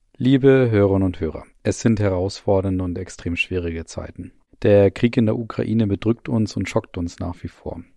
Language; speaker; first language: German; native; German